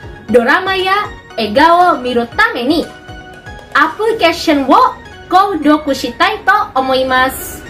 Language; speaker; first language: Japanese; non-native, learner; Indonesian